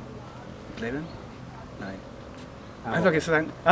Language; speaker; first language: German; non-native, learner; Spanish